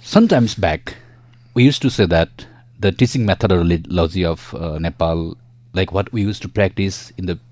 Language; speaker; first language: English; non-native, local second language; Nepali